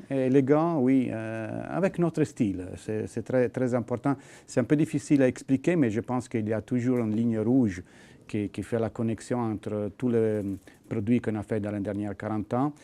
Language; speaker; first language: French; non-native, fluent; Italian